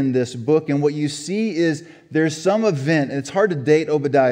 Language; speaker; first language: English; native; English